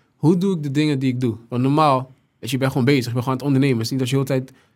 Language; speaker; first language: Dutch; native; Dutch